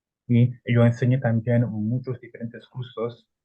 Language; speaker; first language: Spanish; non-native, learner; Italian